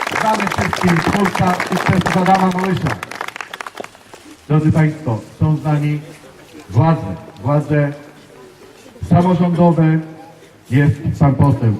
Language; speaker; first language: Polish; native; Polish